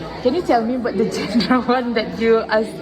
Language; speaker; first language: English; non-native, learner; Indonesian